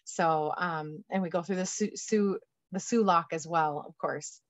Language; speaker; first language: English; native; English